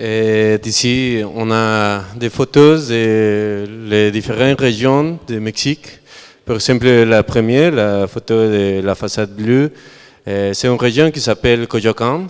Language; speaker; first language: French; non-native, learner; Spanish